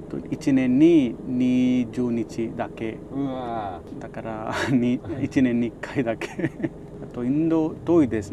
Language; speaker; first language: Japanese; non-native, learner; Hindi